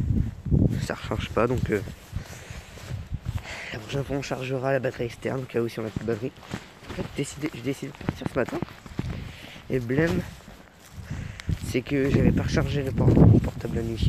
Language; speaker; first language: French; native; French